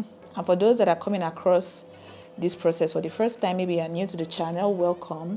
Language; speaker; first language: English; native; English